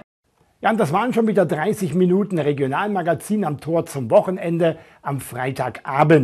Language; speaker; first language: German; native; German